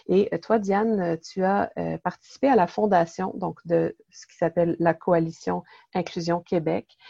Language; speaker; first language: French; native; French